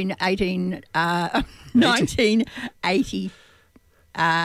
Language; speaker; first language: English; native; English